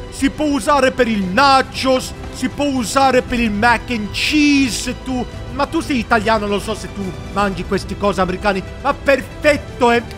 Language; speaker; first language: Italian; non-native, learner; Swedish